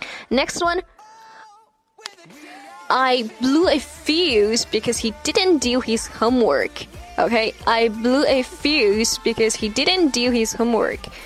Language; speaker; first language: English; non-native, fluent; Chinese